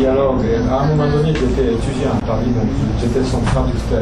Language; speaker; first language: French; non-native, fluent; Japanese